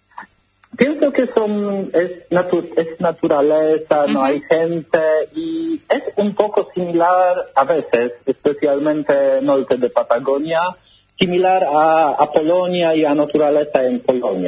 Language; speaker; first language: Spanish; non-native, learner; Polish